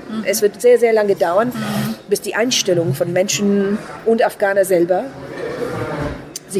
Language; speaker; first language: German; non-native, fluent; Persian